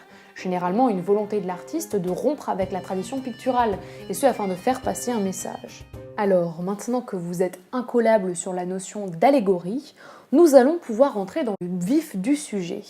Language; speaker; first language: French; native; French